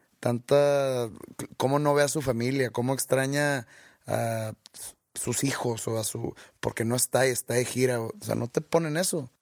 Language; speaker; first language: Spanish; native; Spanish